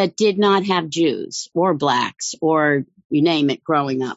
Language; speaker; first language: English; native; English